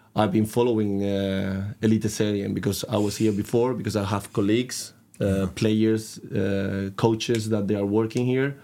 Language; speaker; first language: English; non-native, fluent; Spanish